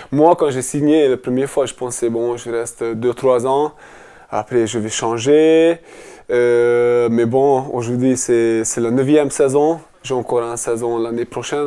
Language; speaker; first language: French; non-native, fluent; Hungarian